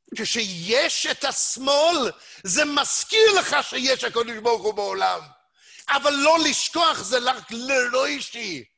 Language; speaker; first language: Hebrew; non-native, fluent; English